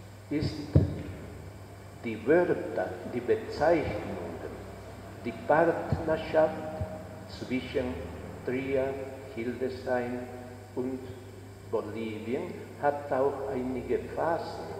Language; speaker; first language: German; non-native, fluent; Spanish